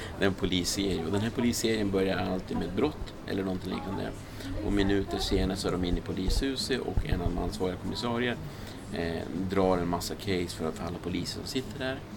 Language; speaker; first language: Swedish; early bilingual, other home language; Spanish